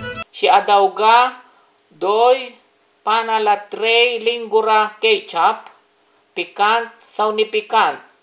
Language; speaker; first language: Romanian; non-native, learner; Filipino